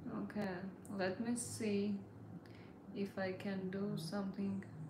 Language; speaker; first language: English; non-native, fluent; Russian